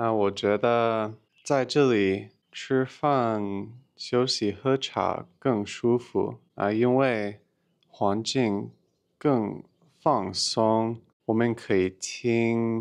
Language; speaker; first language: Chinese; non-native, learner; English